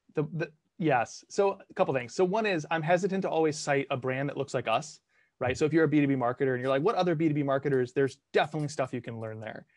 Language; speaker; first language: English; early bilingual, other home language; Italian